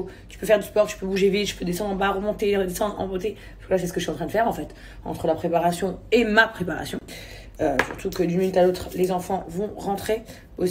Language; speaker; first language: French; native; French